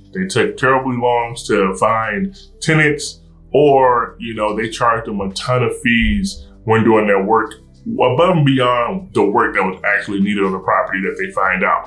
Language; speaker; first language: English; native; English